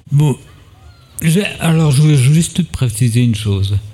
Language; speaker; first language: French; native; French